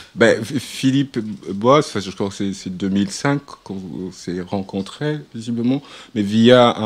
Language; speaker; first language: French; non-native, local second language; Swahili